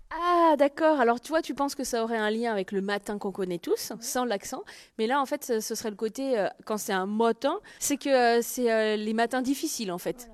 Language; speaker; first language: French; native; French